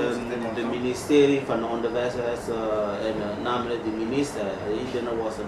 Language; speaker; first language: Dutch; non-native, learner; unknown